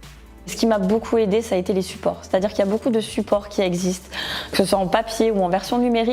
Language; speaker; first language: French; native; French